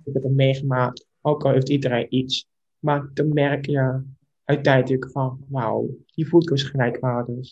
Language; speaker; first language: Dutch; non-native, local second language; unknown